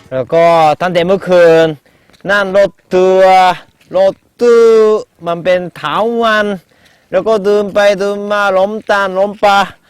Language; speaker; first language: Thai; non-native, fluent; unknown